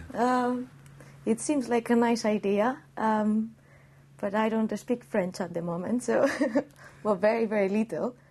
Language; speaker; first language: English; non-native, fluent; Spanish